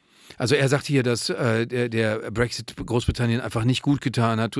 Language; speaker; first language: German; native; German